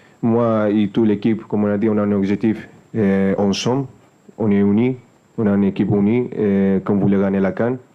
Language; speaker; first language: French; non-native, fluent; Spanish